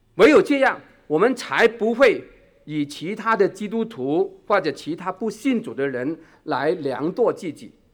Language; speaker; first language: Chinese; non-native, local second language; Cantonese